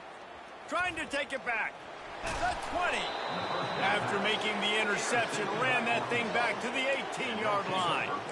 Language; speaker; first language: English; native; English